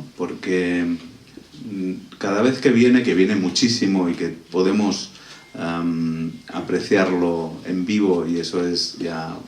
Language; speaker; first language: Spanish; native; Spanish